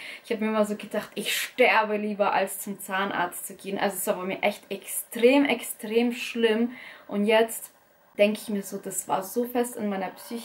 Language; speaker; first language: German; early bilingual, other home language; Russian